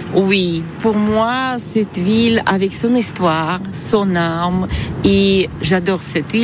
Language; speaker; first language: French; non-native, fluent; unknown